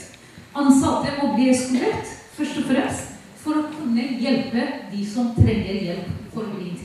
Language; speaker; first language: Norwegian; non-native, fluent; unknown